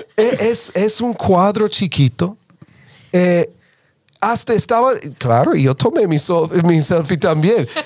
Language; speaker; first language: Spanish; non-native, fluent; English